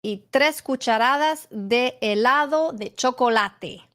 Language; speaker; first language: Spanish; non-native, learner; English